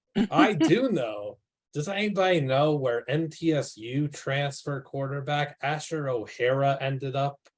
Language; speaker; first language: English; native; English